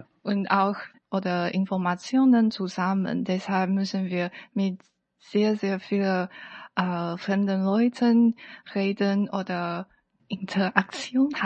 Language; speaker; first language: German; non-native, learner; Chinese